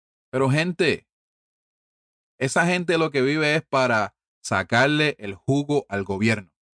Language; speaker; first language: Spanish; early bilingual, heritage; Spanish